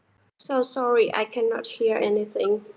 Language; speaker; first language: English; non-native, learner; Vietnamese